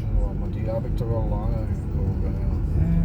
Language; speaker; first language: Dutch; native; Dutch